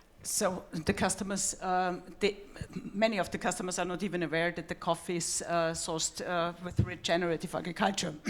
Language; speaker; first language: English; non-native, fluent; German